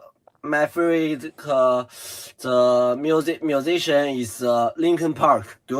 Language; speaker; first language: English; non-native, learner; Chinese